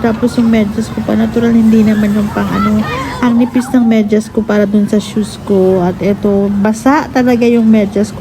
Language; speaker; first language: Filipino; native; Filipino